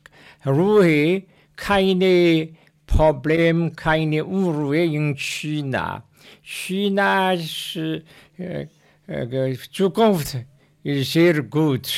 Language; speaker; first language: German; non-native, learner; Chinese